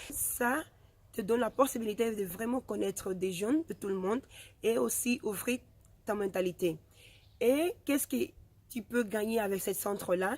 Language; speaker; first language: French; non-native, fluent; Spanish